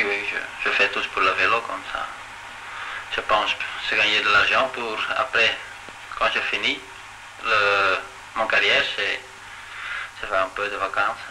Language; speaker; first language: French; non-native, local second language; Dutch